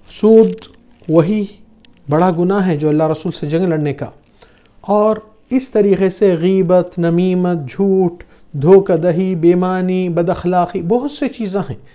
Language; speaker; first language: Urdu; non-native, fluent; Arabic